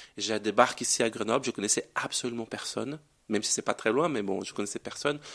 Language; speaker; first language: French; non-native, fluent; Portuguese